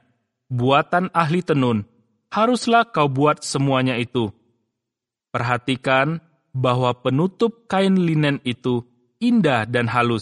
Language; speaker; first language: Indonesian; native; Indonesian